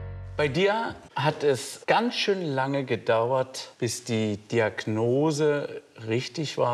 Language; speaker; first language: German; native; German